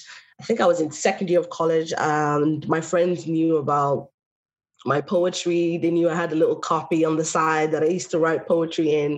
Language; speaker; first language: English; native; English